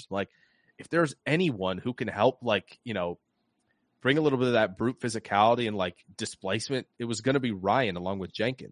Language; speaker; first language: English; native; English